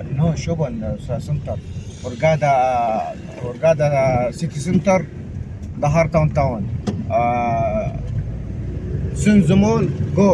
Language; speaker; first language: English; non-native, learner; Arabic